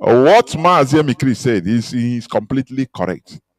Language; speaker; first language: English; non-native, local second language; Igbo